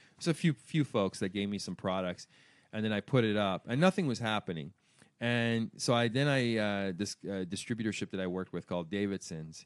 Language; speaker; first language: English; early bilingual, other home language; Persian